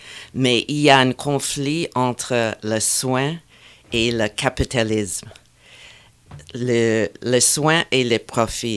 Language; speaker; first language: French; non-native, fluent; English